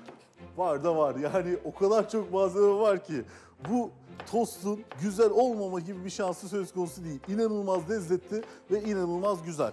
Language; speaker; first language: Turkish; native; Turkish